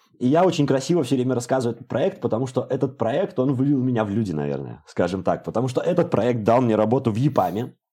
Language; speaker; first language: Russian; native; Russian